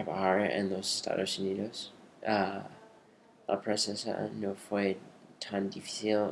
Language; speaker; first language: Spanish; non-native, learner; English